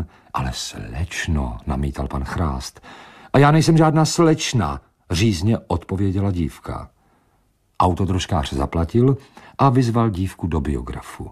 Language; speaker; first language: Czech; native; Czech